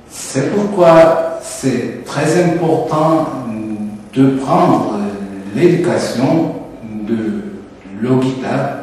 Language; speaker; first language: French; non-native, fluent; Turkish